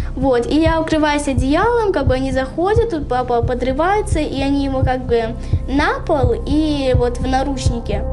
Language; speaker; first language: Russian; native; Russian